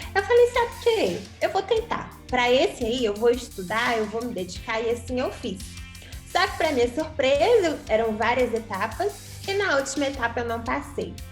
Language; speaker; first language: Portuguese; native; Portuguese